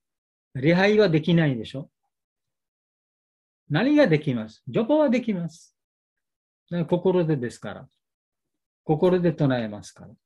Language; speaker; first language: Japanese; non-native, learner; Bangla